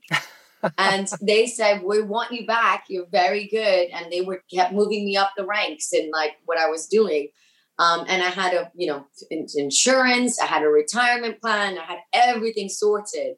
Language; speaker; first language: English; early bilingual, other home language; Spanish